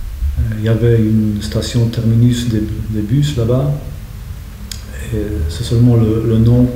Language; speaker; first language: French; non-native, fluent; Polish